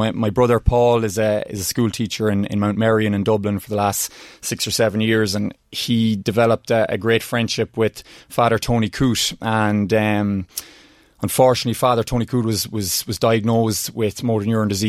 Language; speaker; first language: English; native; English